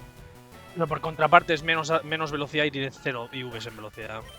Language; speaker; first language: Spanish; native; Spanish